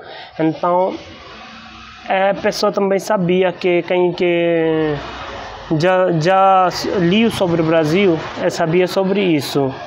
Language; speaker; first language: Portuguese; non-native, learner; Hindi